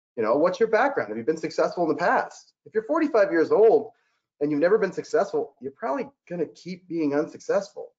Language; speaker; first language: English; native; English